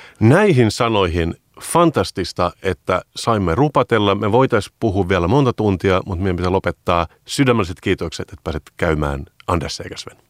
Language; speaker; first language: Finnish; native; Finnish